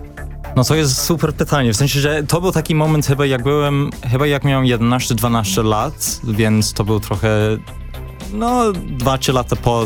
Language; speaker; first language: Polish; early bilingual, heritage; English